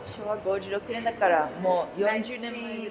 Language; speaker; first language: Japanese; non-native, fluent; English